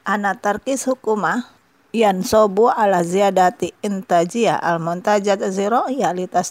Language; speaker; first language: Arabic; non-native, fluent; Indonesian